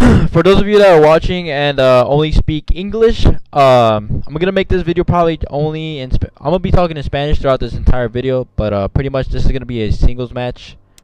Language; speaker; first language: English; early bilingual, other home language; Spanish